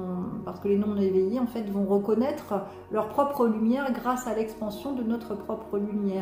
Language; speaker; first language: French; native; French